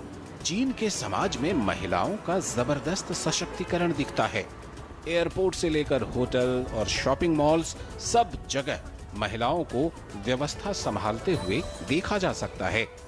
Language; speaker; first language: Hindi; native; Hindi